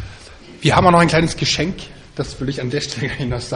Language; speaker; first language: German; native; German